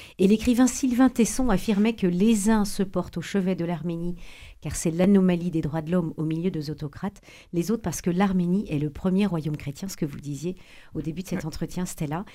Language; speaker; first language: French; native; French